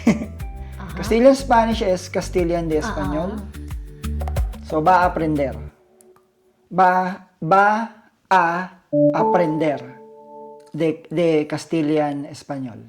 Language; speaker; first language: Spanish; non-native, learner; Filipino